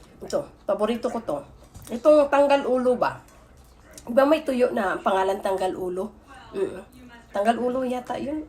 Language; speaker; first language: Filipino; non-native, local second language; Cebuano